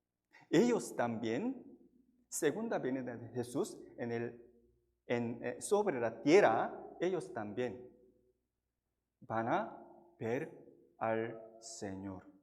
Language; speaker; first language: Spanish; non-native, fluent; Korean